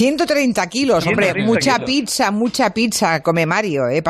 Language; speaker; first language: Spanish; native; Spanish